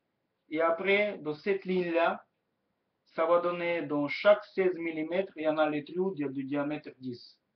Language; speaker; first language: French; non-native, learner; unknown